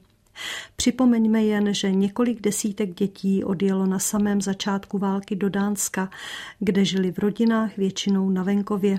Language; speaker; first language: Czech; native; Czech